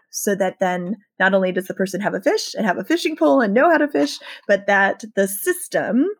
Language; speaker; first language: English; native; English